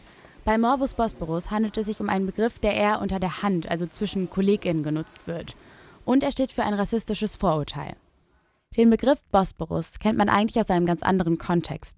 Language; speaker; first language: German; native; German